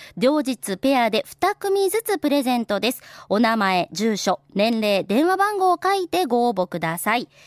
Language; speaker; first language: Japanese; native; Japanese